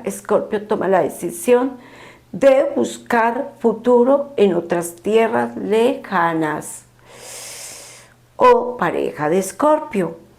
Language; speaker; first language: Spanish; native; Spanish